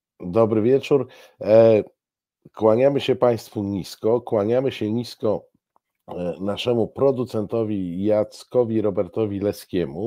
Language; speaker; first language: Polish; native; Polish